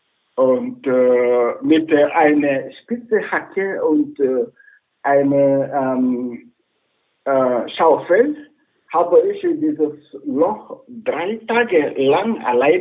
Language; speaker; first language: German; non-native, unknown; Wolof